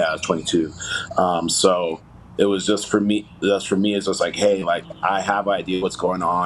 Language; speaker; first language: English; native; English